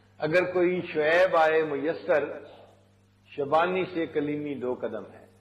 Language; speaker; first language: Urdu; non-native, local second language; Punjabi